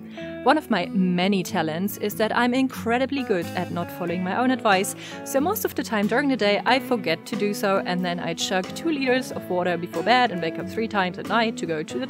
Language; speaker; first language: English; non-native, fluent; German